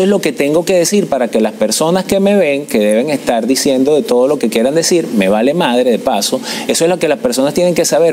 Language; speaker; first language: Spanish; native; Spanish